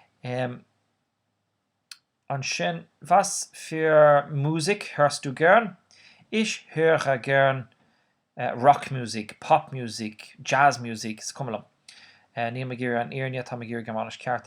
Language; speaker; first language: German; non-native, fluent; Irish